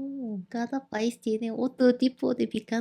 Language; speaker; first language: Spanish; non-native, learner; Korean